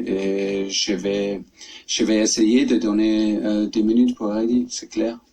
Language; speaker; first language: French; non-native, learner; German